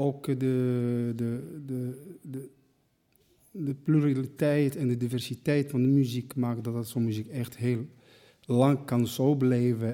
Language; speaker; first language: Dutch; non-native, fluent; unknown